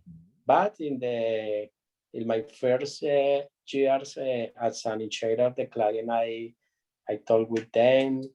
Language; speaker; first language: English; non-native, learner; Spanish